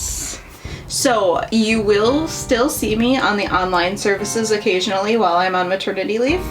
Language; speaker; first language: English; native; English